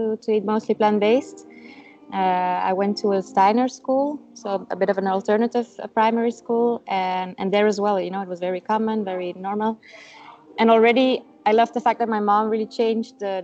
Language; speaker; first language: English; non-native, fluent; Dutch